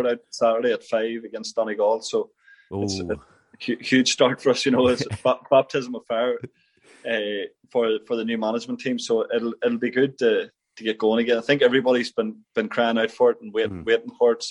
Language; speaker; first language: English; native; English